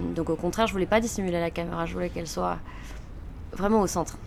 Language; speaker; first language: French; native; French